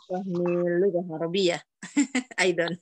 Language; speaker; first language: Arabic; non-native, learner; Indonesian